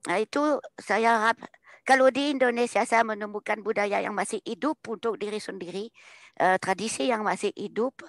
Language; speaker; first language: Indonesian; non-native, fluent; French